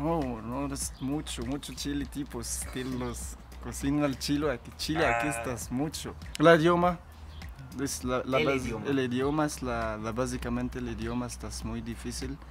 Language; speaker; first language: Spanish; non-native, learner; Arabic